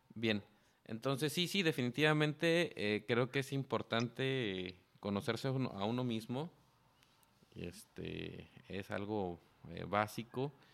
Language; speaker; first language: Spanish; native; Spanish